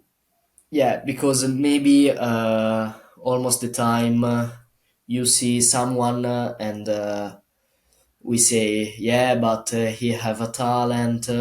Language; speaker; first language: English; non-native, learner; Italian